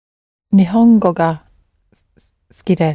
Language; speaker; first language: Japanese; non-native, learner; English